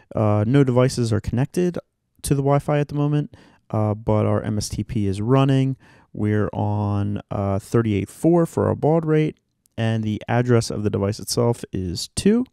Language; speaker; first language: English; native; English